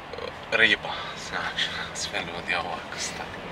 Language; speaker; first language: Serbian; non-native, learner; Turkish